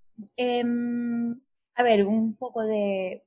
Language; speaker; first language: Spanish; native; Spanish